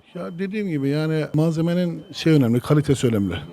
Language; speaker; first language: Turkish; native; Turkish